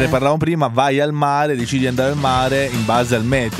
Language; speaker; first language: Italian; native; Italian